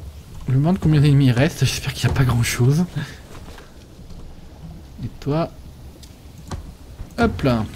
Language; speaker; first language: French; native; French